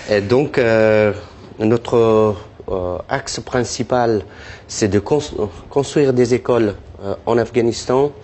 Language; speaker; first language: French; non-native, fluent; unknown